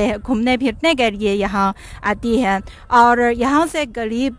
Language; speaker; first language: Hindi; non-native, fluent; Chinese